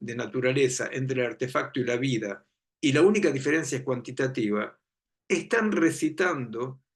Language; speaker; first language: Spanish; native; Spanish